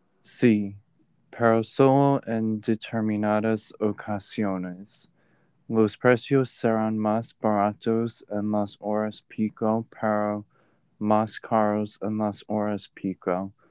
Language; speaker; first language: Spanish; non-native, learner; English